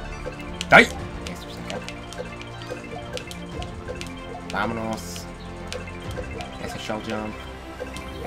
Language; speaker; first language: Spanish; early bilingual, heritage; Spanish